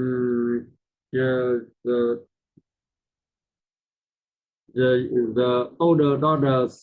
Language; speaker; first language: English; non-native, learner; Vietnamese